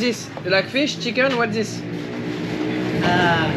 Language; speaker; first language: English; non-native, learner; French